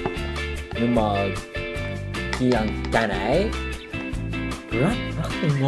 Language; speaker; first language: Vietnamese; non-native, learner; Japanese